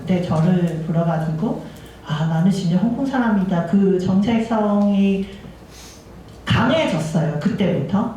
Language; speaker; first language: Korean; non-native, fluent; Cantonese